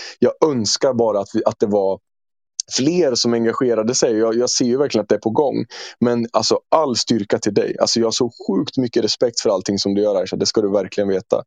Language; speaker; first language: Swedish; early bilingual, other home language; Turkish